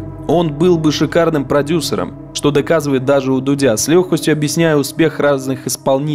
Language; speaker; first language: Russian; native; Russian